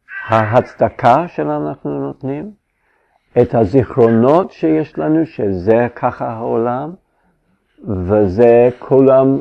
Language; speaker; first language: Hebrew; non-native, fluent; English